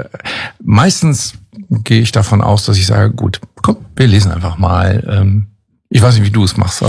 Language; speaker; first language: German; native; German